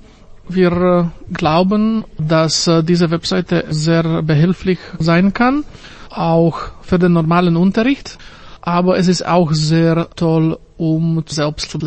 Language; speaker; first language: German; non-native, fluent; Slovak